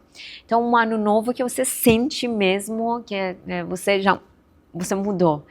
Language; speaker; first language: Portuguese; non-native, fluent; Persian